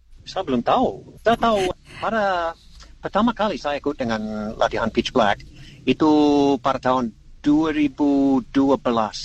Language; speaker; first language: Indonesian; non-native, learner; English